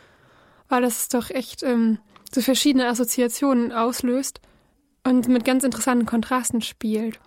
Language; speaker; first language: German; native; German